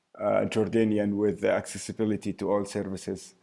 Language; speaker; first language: English; early bilingual, other home language; Arabic